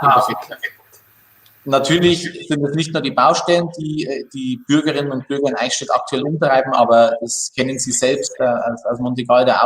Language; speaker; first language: German; native; German